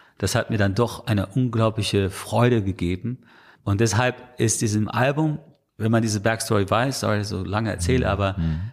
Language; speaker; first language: German; non-native, fluent; English